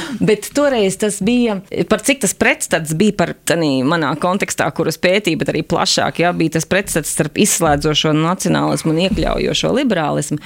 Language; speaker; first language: Latvian; native; Latvian